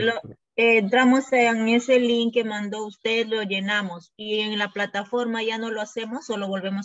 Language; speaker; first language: Spanish; native; Spanish